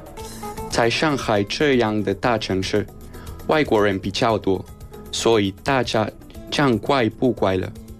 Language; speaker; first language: Chinese; non-native, learner; Spanish